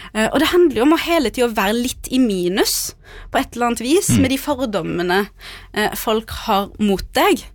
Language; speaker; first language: Norwegian; early bilingual, other home language; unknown